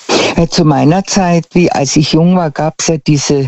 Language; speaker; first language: German; native; German